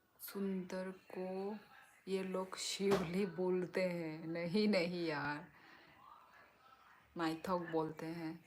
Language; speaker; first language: Hindi; non-native, local second language; Kok Borok